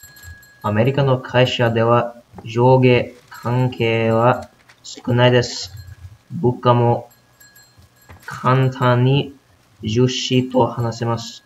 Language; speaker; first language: Japanese; non-native, learner; English